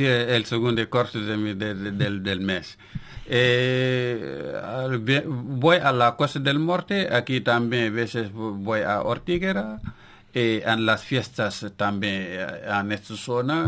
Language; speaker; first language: Spanish; non-native, local second language; Wolof